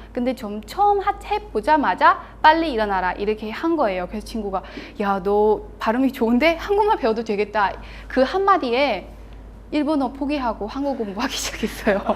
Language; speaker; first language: Korean; non-native, fluent; Chinese